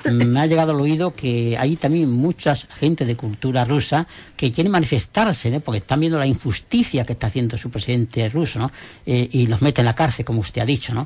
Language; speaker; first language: Spanish; native; Spanish